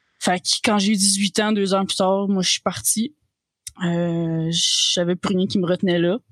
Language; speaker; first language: French; native; French